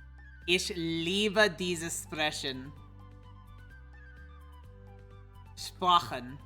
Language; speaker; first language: German; non-native, learner; English